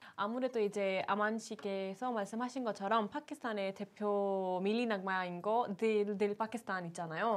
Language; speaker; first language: Korean; non-native, fluent; Punjabi